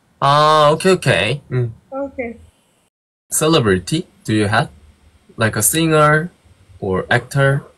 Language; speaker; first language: English; non-native, learner; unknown